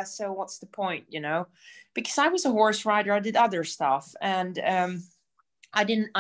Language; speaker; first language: English; non-native, fluent; Swedish